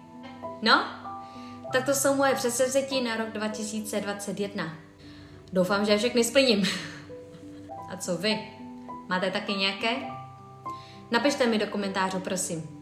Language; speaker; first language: Czech; non-native, fluent; Vietnamese